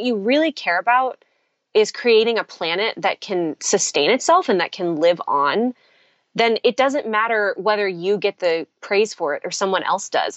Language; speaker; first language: English; native; English